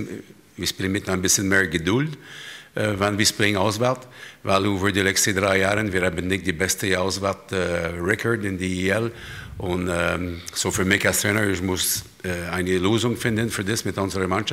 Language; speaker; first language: German; non-native, learner; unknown